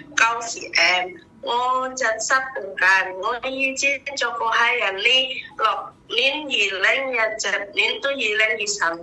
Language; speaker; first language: Cantonese; non-native, learner; Indonesian